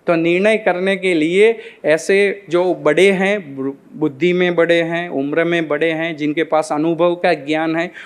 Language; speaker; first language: Hindi; non-native, local second language; Gujarati